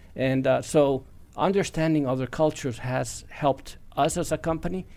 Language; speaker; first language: English; non-native, fluent; Spanish